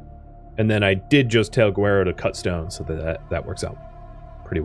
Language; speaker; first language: English; native; English